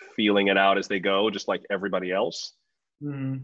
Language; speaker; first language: English; native; English